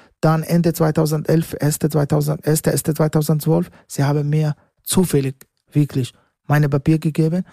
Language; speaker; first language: German; non-native, learner; Arabic